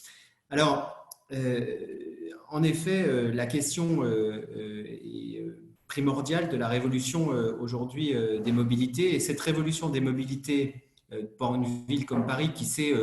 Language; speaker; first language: French; native; French